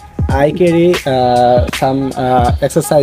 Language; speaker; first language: English; non-native, learner; Bangla